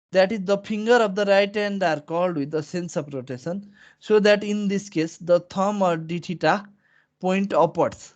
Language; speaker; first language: English; non-native, local second language; Nepali